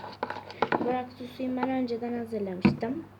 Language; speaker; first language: Turkish; native; Turkish